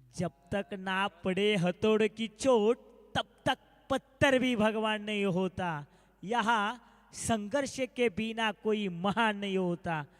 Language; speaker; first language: Hindi; non-native, local second language; Marathi